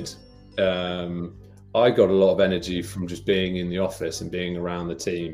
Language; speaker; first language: English; native; English